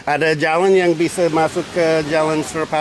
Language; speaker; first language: Indonesian; non-native, fluent; English